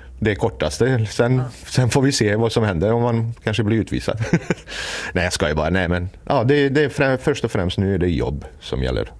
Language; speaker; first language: Swedish; non-native, fluent; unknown